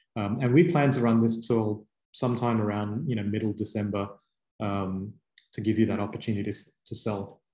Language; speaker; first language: English; native; English